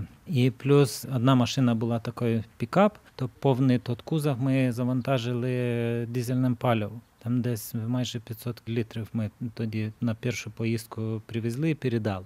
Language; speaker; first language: Ukrainian; non-native, fluent; Lithuanian